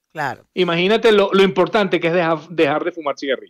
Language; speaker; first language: Spanish; native; Spanish